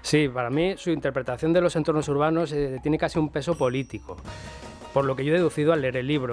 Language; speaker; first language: Spanish; native; Spanish